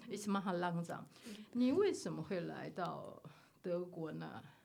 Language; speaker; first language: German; non-native, learner; Chinese